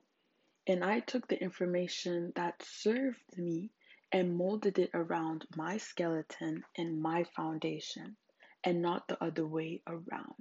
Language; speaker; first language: English; non-native, local second language; Shona